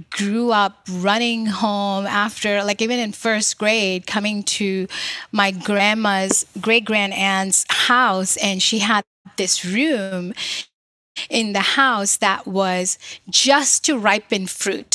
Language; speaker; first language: English; non-native, local second language; Malayalam